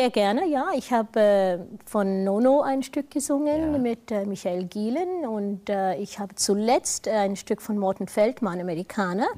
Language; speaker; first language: German; non-native, fluent; English